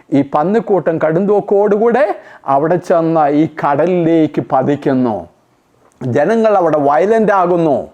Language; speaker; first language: Malayalam; native; Malayalam